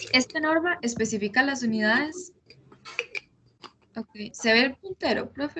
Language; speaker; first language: Spanish; native; Spanish